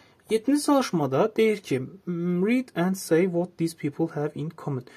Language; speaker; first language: English; non-native, fluent; Azerbaijani